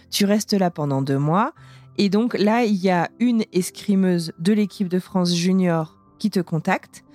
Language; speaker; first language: French; native; French